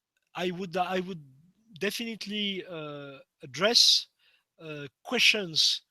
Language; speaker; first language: English; non-native, fluent; French